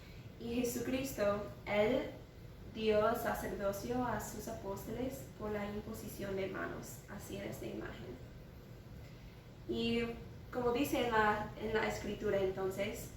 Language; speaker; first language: Spanish; non-native, fluent; English